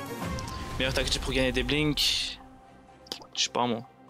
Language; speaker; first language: French; native; French